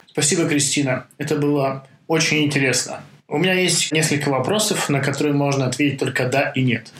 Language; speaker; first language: Russian; native; Russian